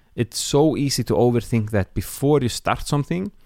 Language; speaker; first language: English; non-native, fluent; Icelandic